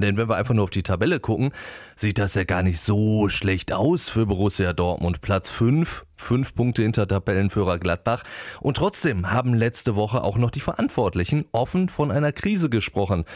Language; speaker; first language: German; native; German